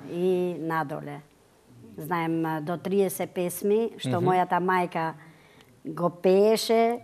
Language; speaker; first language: Macedonian; early bilingual, heritage; Macedonian